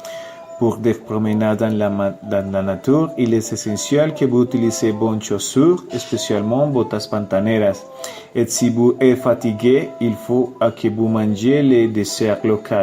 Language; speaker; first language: French; non-native, learner; Spanish